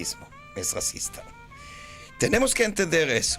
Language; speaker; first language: Spanish; non-native, fluent; Hebrew